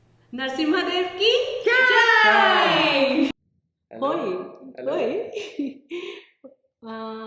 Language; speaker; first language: German; non-native, learner; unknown